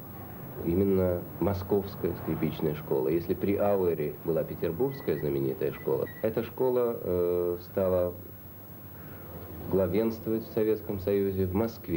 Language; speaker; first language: Russian; native; Russian